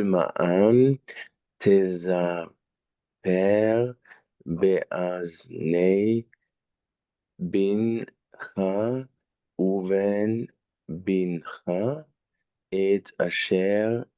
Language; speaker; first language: Hebrew; non-native, learner; English